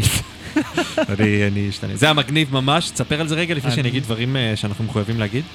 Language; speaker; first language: Hebrew; early bilingual, other home language; Hungarian